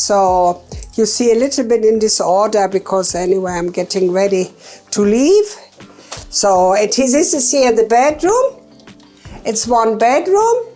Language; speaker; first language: English; non-native, fluent; German